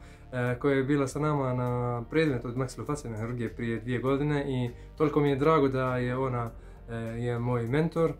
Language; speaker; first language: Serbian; non-native, learner; Arabic